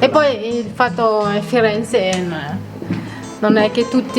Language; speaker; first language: Italian; non-native, learner; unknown